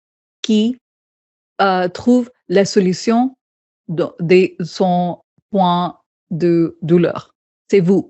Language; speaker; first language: French; non-native, fluent; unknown